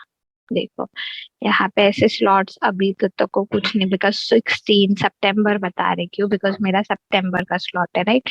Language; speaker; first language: Hindi; native; Hindi